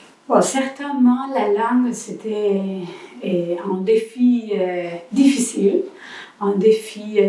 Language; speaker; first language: French; non-native, learner; Spanish